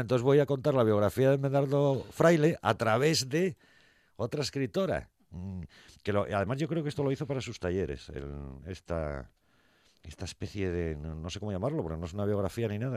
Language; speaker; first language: Spanish; native; Spanish